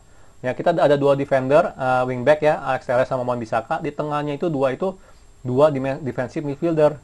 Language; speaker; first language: Indonesian; native; Indonesian